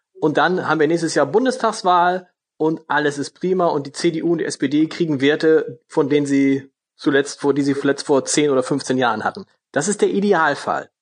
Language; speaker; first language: German; native; German